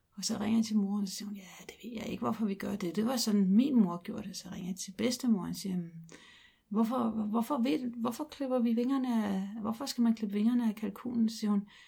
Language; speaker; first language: Danish; native; Danish